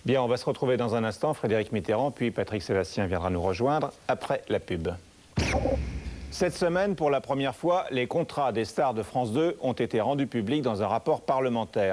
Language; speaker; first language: French; native; French